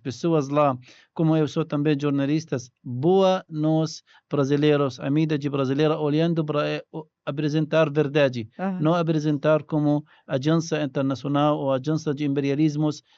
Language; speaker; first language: Portuguese; non-native, learner; Arabic